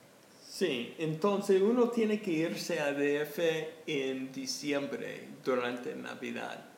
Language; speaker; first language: Spanish; non-native, fluent; English